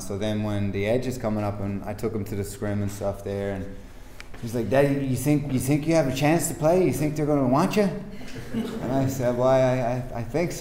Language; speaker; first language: English; native; English